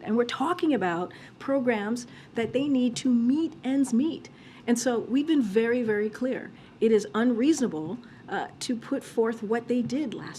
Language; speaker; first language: English; native; English